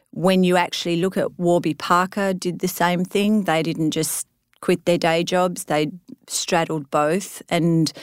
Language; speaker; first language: English; native; English